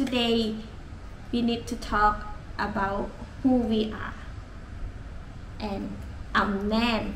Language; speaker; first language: English; non-native, learner; Thai